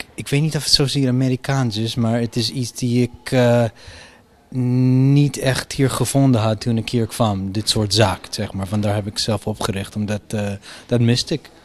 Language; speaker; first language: Dutch; non-native, fluent; English